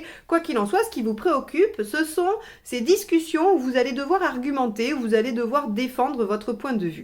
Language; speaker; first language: French; native; French